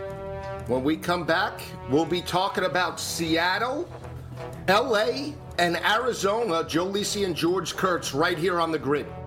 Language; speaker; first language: English; native; English